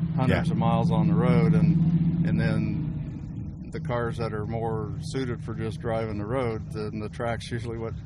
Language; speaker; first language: English; native; English